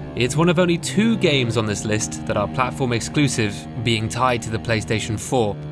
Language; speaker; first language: English; native; English